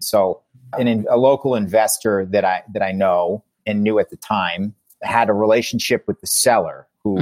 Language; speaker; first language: English; native; English